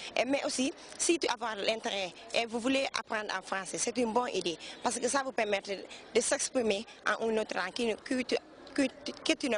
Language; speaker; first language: French; non-native, learner; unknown